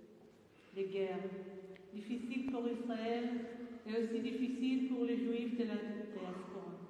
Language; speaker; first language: French; non-native, fluent; Hebrew